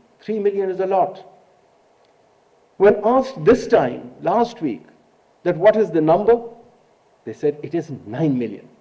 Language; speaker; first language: English; non-native, local second language; Urdu